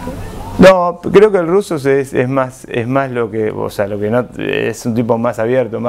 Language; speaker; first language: Spanish; native; Spanish